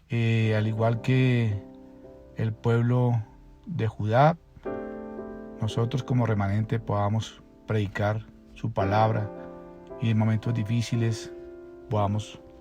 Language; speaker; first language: Spanish; native; Spanish